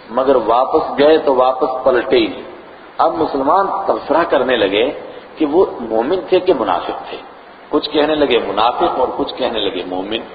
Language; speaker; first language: Urdu; non-native, local second language; Punjabi